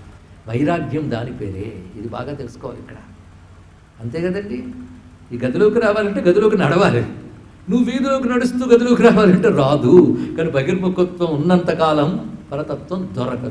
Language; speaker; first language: Telugu; native; Telugu